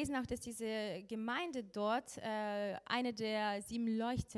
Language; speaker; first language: German; non-native, fluent; Russian